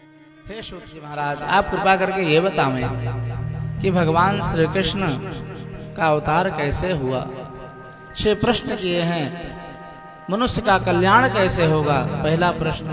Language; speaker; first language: Hindi; native; Hindi